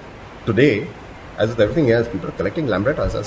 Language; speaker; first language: English; non-native, local second language; Gujarati